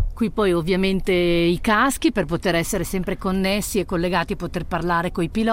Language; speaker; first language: Italian; native; Italian